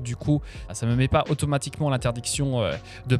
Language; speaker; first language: French; native; French